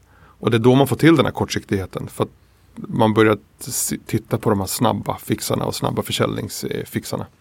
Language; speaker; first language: Swedish; early bilingual, other home language; Spanish